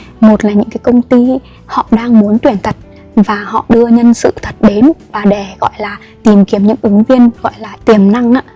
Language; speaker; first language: Vietnamese; native; Vietnamese